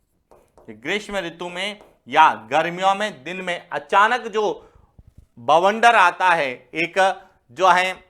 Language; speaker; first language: Hindi; native; Hindi